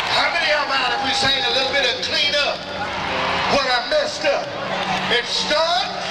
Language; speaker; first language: English; native; English